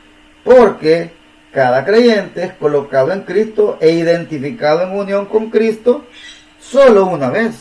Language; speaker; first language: Spanish; native; Spanish